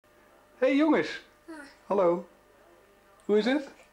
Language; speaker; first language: Dutch; native; Dutch